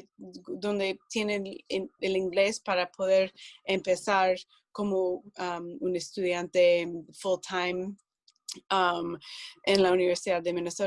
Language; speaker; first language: Spanish; non-native, fluent; English